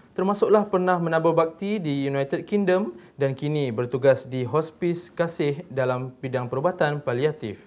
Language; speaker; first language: Malay; native; Malay